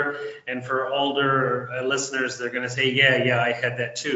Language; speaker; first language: English; native; English